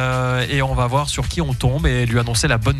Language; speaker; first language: French; native; French